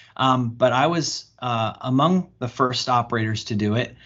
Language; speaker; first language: English; native; English